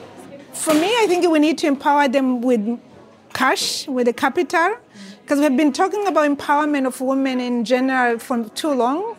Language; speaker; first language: English; non-native, fluent; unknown